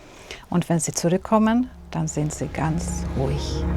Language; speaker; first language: German; non-native, fluent; Swedish